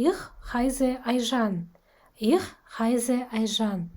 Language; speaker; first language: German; non-native, fluent; Kazakh